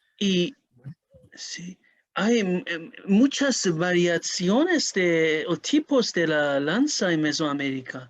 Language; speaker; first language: Spanish; non-native, learner; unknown